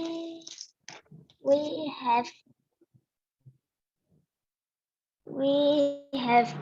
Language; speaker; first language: English; non-native, learner; Vietnamese